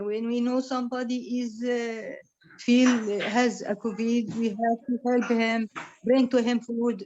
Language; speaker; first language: English; non-native, learner; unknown